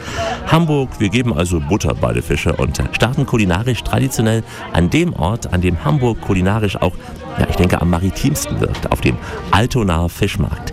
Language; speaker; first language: German; native; German